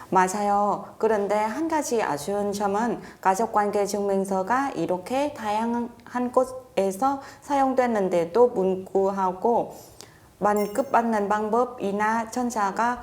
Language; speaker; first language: Korean; non-native, fluent; Vietnamese